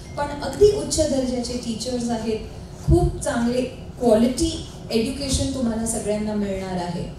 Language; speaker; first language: Marathi; non-native, local second language; Hindi